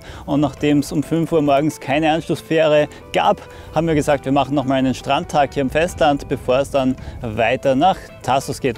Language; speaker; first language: German; native; German